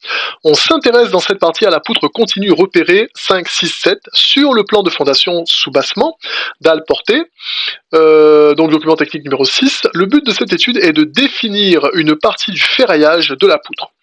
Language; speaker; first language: French; native; French